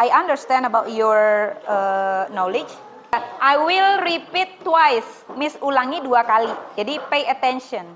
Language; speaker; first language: English; non-native, fluent; Indonesian